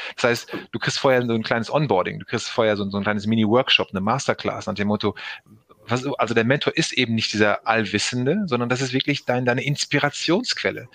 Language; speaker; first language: German; early bilingual, other home language; Turkish